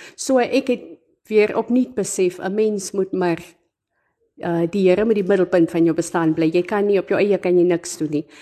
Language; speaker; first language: Afrikaans; native; Afrikaans